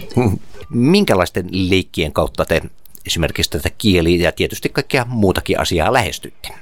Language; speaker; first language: Finnish; native; Finnish